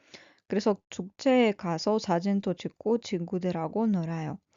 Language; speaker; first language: Korean; non-native, fluent; Russian